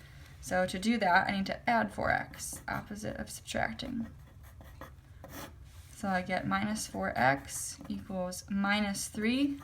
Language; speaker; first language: English; native; English